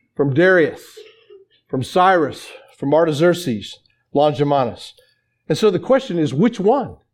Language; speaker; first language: English; native; English